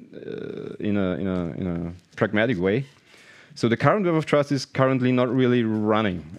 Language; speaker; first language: English; non-native, fluent; German